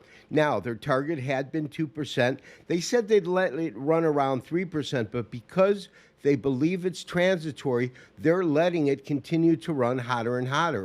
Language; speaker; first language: English; native; English